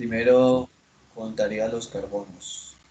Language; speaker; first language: Spanish; native; Spanish